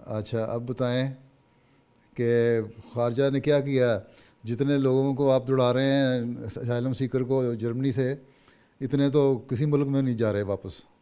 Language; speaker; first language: Urdu; native; Urdu